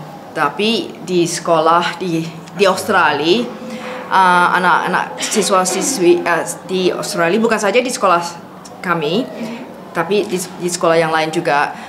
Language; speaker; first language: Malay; non-native, fluent; English